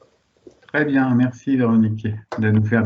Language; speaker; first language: French; native; French